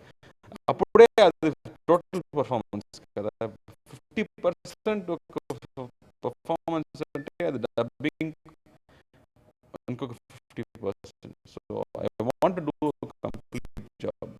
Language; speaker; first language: Telugu; non-native, learner; Tamil